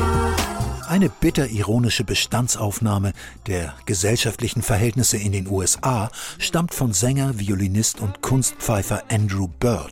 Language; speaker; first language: German; native; German